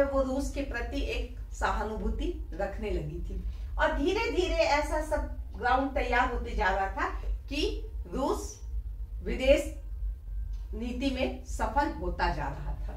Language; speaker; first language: Hindi; native; Hindi